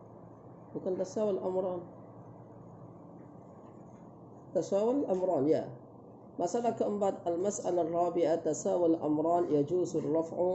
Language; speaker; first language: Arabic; non-native, fluent; Indonesian